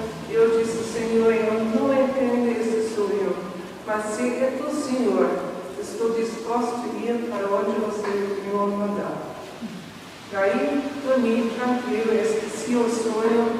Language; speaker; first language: Portuguese; non-native, fluent; German